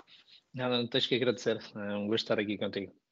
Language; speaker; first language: Portuguese; native; Portuguese